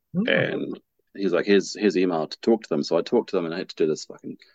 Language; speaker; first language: English; native; English